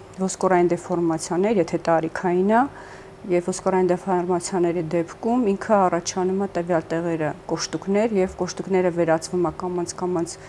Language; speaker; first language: Armenian; early bilingual, heritage; Armenian